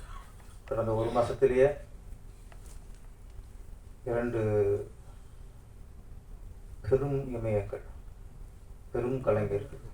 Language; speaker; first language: Tamil; native; Tamil